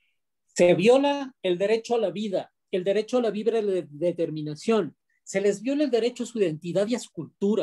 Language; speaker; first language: Spanish; native; Spanish